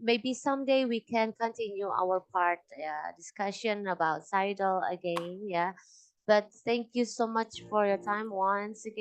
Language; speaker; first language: English; non-native, local second language; Indonesian